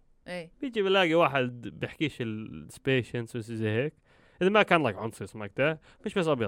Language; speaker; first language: Arabic; early bilingual, heritage; Arabic